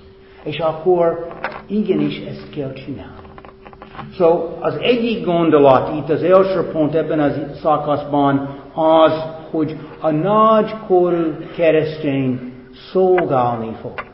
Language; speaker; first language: Hungarian; non-native, fluent; English